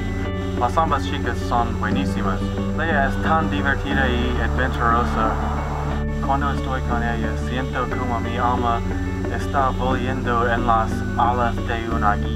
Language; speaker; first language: Spanish; non-native, learner; English